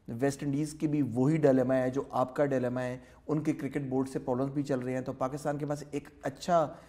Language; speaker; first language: Urdu; native; Urdu